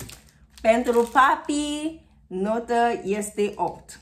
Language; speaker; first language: Romanian; non-native, learner; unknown